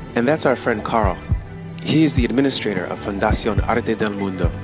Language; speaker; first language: English; native; English